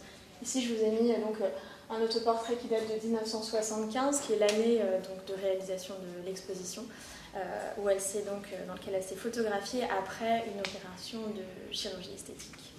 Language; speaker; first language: French; native; French